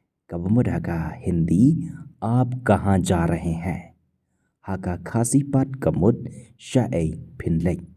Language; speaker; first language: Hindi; non-native, local second language; Khasi